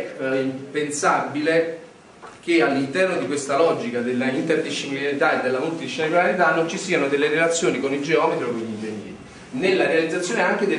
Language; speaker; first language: Italian; native; Italian